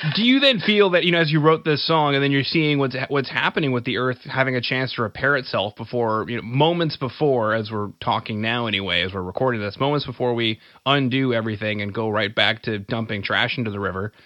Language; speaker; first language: English; native; English